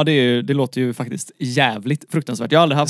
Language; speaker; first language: Swedish; native; Swedish